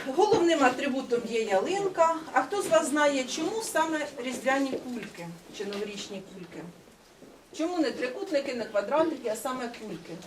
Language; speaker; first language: Ukrainian; native; Ukrainian